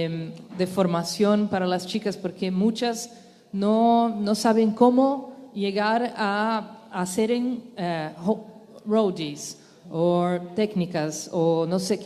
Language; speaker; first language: Spanish; non-native, learner; Portuguese